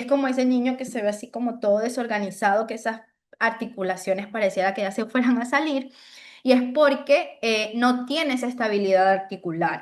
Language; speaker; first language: Spanish; native; Spanish